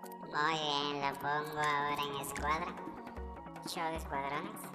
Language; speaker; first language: Spanish; native; Spanish